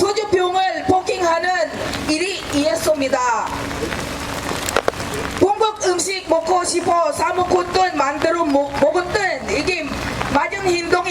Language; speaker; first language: Korean; non-native, fluent; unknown